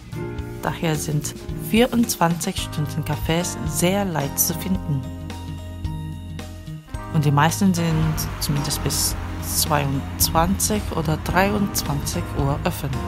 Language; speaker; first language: German; non-native, fluent; Korean